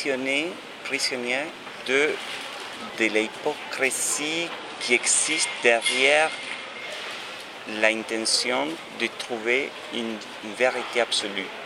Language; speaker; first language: French; non-native, fluent; Spanish